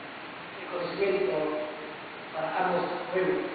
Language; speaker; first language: Spanish; non-native, fluent; Chinese